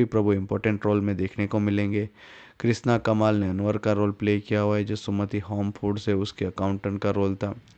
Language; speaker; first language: Hindi; native; Hindi